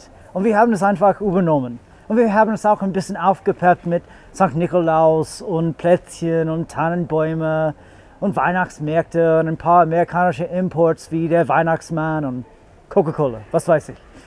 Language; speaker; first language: German; non-native, fluent; English